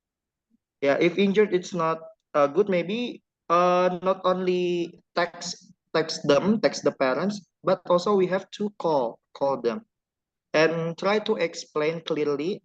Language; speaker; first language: English; non-native, learner; Indonesian